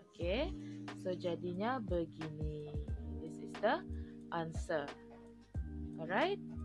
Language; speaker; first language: English; non-native, local second language; Malay